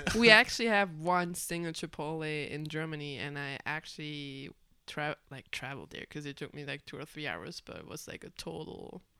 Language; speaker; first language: English; non-native, fluent; German